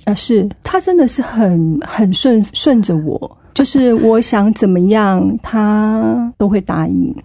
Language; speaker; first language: Chinese; native; Chinese